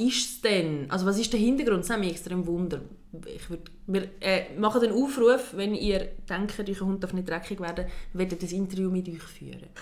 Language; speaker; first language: German; native; German